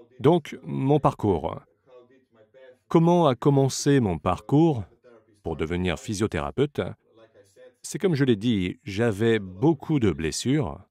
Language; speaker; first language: French; non-native, fluent; Slovenian